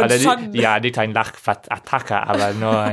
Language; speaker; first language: German; non-native, learner; English